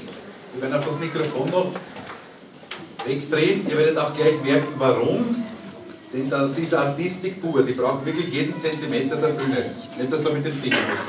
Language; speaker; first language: German; native; German